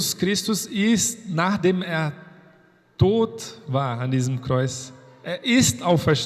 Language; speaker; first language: German; non-native, fluent; Portuguese